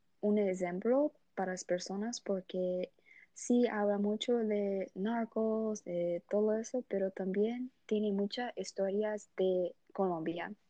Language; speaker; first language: Spanish; non-native, learner; English